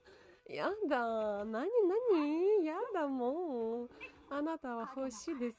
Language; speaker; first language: Japanese; non-native, learner; Russian